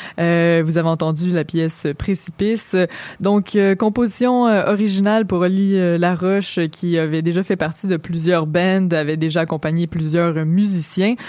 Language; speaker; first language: French; native; French